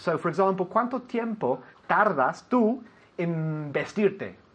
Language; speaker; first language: Spanish; non-native, fluent; English